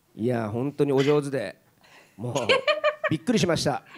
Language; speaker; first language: Japanese; native; Japanese